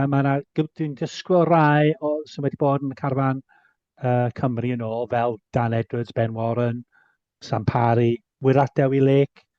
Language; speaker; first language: Welsh; native; Welsh